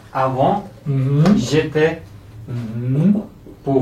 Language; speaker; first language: French; non-native, learner; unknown